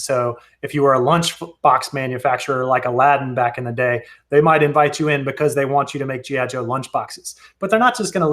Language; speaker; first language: English; native; English